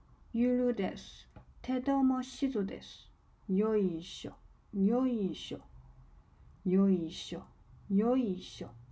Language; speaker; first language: Japanese; non-native, learner; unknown